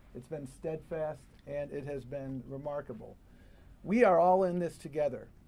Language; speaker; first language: English; early bilingual, other home language; Spanish